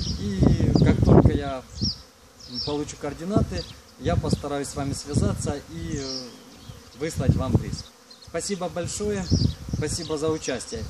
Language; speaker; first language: Russian; non-native, local second language; Ukrainian